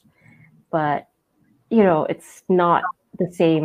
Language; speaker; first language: English; non-native, local second language; Min Nan Chinese